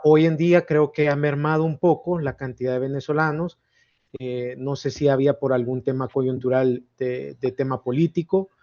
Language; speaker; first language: Spanish; native; Spanish